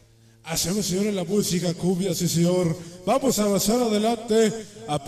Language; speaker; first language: Spanish; native; Spanish